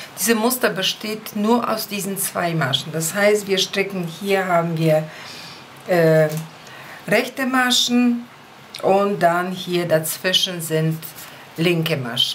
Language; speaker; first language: German; non-native, fluent; Polish